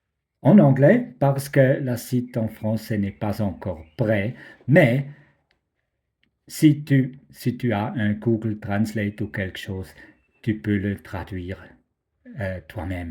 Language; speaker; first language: French; non-native, fluent; German